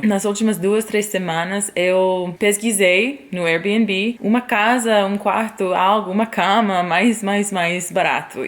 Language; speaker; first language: Portuguese; non-native, fluent; English